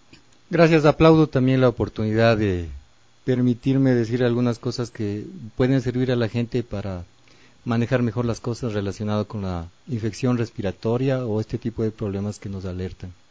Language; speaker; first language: Spanish; native; Spanish